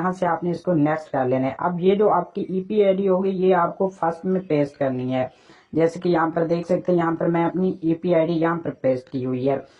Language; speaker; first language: Urdu; non-native, local second language; Punjabi